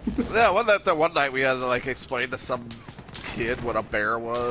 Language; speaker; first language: English; native; English